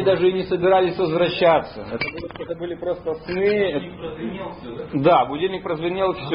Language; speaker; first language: Russian; native; Russian